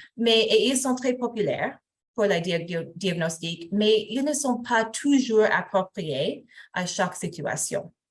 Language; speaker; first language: French; non-native, fluent; English